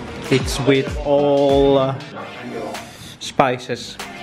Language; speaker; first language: English; non-native, local second language; Filipino